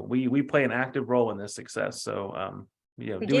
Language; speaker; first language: English; native; English